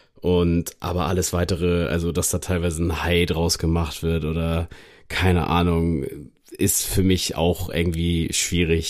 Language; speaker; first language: German; native; German